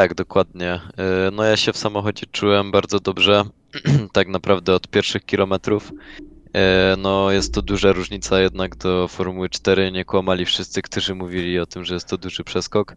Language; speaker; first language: Polish; native; Polish